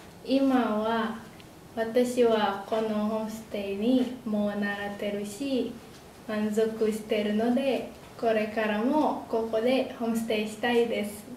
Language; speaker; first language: Japanese; non-native, learner; Indonesian